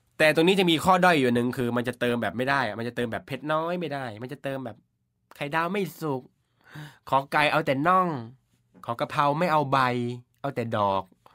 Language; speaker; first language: Thai; native; Thai